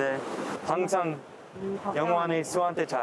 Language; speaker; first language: Korean; non-native, fluent; English